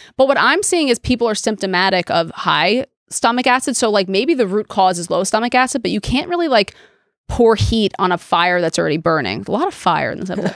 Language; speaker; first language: English; native; English